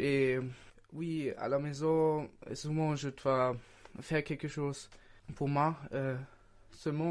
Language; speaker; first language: French; non-native, learner; German